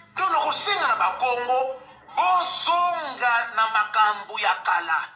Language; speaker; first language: Lingala; non-native, local second language; Kongo